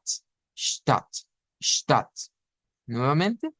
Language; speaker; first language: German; non-native, learner; Spanish